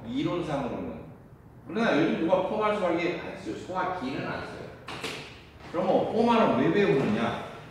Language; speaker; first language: Korean; native; Korean